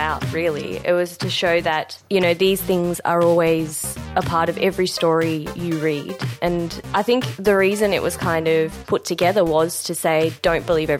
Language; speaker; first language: English; non-native, local second language; Memoni